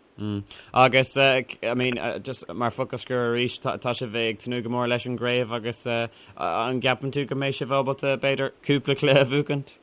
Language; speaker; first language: Irish; non-native, local second language; English